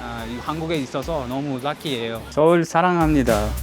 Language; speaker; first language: Korean; non-native, learner; Uzbek